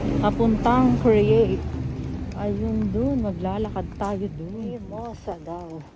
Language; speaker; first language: Filipino; native; Filipino